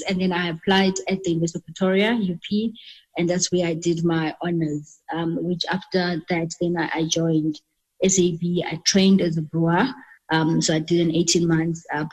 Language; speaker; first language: English; non-native, local second language; Xhosa